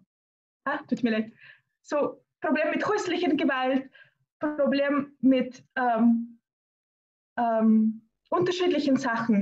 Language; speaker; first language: German; non-native, fluent; Russian